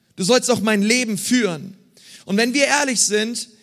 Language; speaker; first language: German; native; German